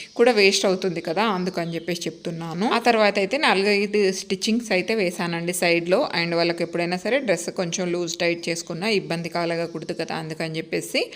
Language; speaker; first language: Telugu; native; Telugu